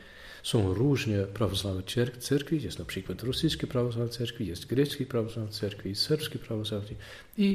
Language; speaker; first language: Polish; non-native, learner; Dutch